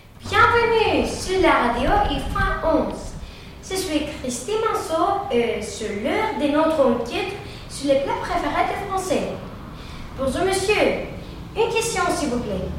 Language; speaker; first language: French; non-native, learner; Greek